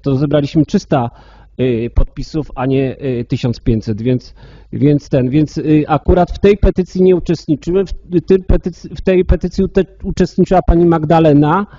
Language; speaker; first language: Polish; native; Polish